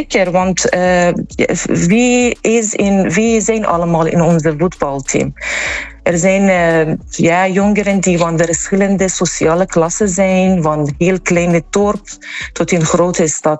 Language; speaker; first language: Dutch; non-native, fluent; Persian